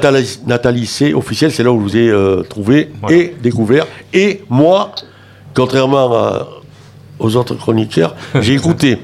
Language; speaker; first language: French; native; French